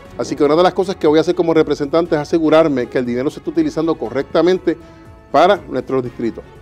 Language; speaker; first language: Spanish; native; Spanish